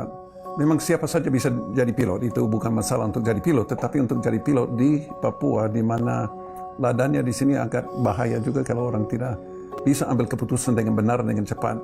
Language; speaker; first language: Indonesian; non-native, fluent; English